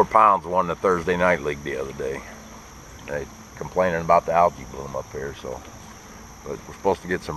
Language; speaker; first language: English; native; English